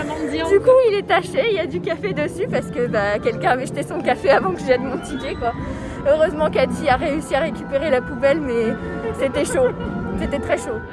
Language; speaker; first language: French; native; French